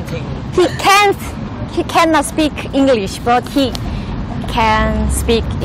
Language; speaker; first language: English; non-native, learner; Korean